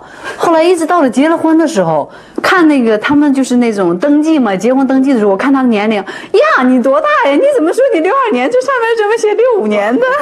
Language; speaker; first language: Chinese; native; Chinese